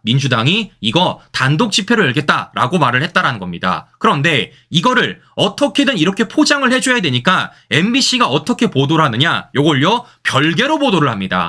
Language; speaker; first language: Korean; native; Korean